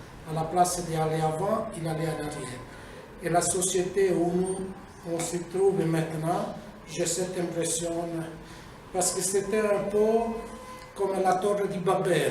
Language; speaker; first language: French; non-native, fluent; Italian